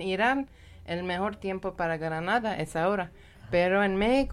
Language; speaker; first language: Spanish; non-native, learner; Persian